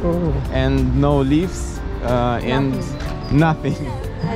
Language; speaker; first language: English; non-native, learner; Russian